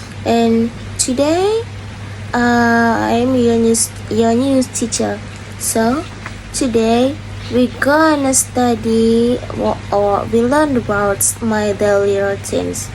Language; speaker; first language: English; non-native, learner; Indonesian